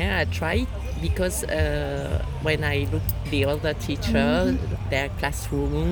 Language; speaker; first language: English; non-native, learner; French